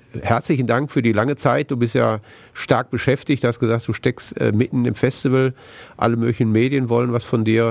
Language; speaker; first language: German; native; German